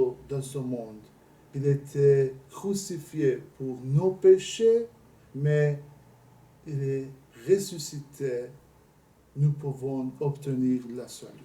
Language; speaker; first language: French; non-native, learner; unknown